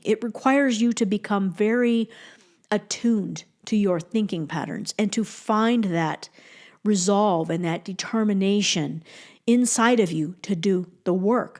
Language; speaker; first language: English; native; English